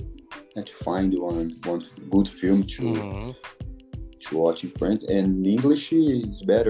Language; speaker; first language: English; non-native, learner; Portuguese